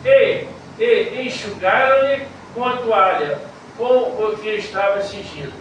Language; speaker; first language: Portuguese; native; Portuguese